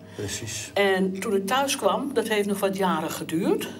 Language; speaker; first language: Dutch; native; Dutch